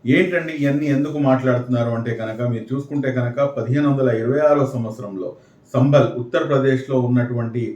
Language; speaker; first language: Telugu; non-native, local second language; Urdu